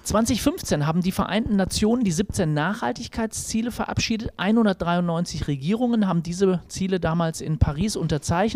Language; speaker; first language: German; native; German